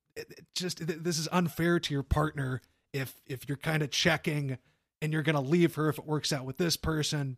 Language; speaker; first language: English; native; English